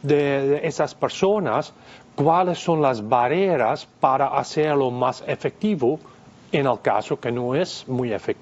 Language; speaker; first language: Spanish; non-native, fluent; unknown